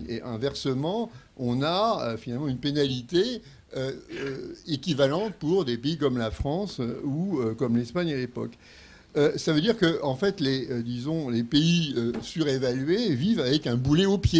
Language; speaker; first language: French; native; French